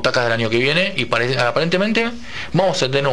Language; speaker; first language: Spanish; native; Spanish